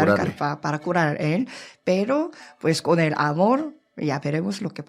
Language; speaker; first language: Spanish; non-native, learner; Korean